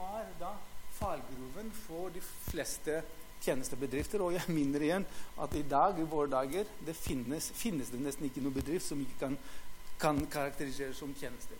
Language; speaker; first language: Norwegian; non-native, fluent; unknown